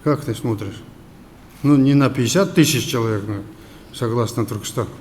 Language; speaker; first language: Russian; non-native, local second language; Kazakh